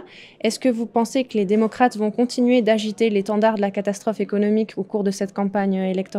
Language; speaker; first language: French; native; French